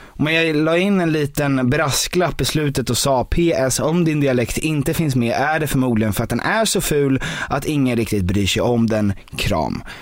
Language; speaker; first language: Swedish; native; Swedish